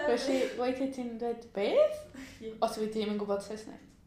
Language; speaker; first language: Welsh; non-native, learner; Spanish